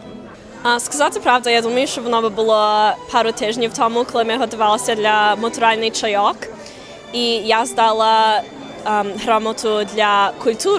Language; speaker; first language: Ukrainian; early bilingual, heritage; English